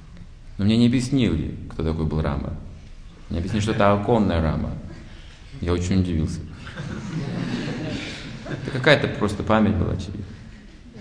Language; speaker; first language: Russian; native; Russian